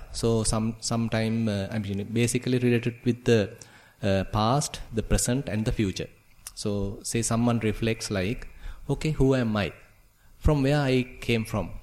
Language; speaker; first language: English; non-native, local second language; Sinhala